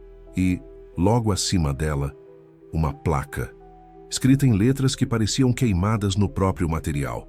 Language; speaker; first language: Portuguese; native; Portuguese